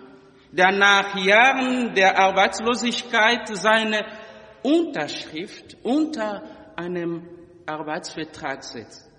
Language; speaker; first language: German; non-native, fluent; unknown